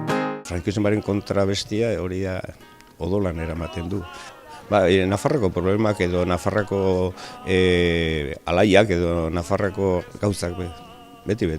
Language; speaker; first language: Basque; non-native, local second language; Spanish